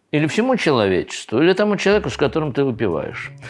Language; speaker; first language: Russian; native; Russian